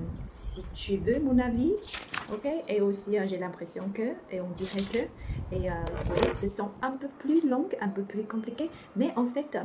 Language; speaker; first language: French; non-native, learner; Chinese